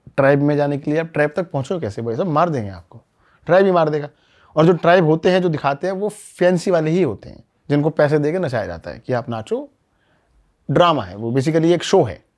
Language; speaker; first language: Hindi; native; Hindi